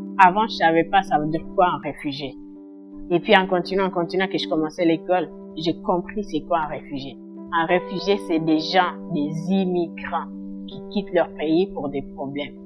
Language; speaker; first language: French; non-native, learner; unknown